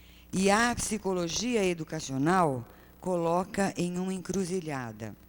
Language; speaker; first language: Portuguese; native; Portuguese